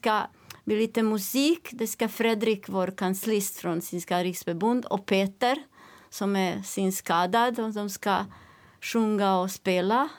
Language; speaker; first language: Swedish; non-native, learner; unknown